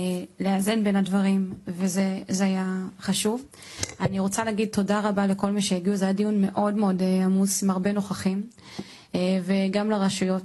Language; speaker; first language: Hebrew; native; Hebrew